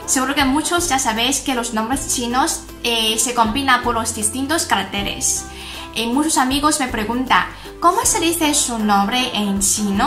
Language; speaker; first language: Spanish; non-native, fluent; Chinese